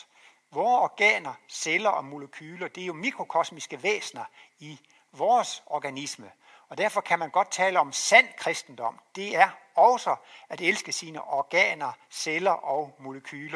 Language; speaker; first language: Danish; native; Danish